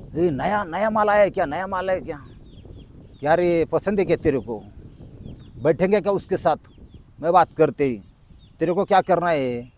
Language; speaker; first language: Hindi; non-native, local second language; Marathi